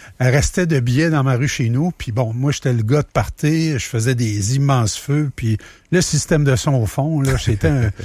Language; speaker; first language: French; native; French